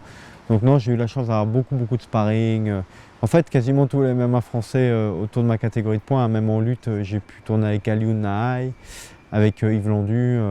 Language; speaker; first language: French; native; French